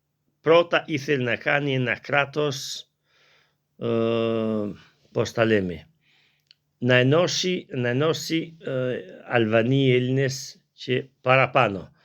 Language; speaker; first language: Greek; non-native, learner; Albanian